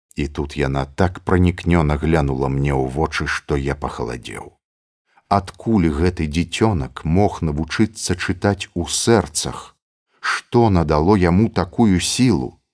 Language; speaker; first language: Belarusian; native; Belarusian